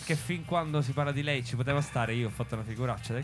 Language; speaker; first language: Italian; native; Italian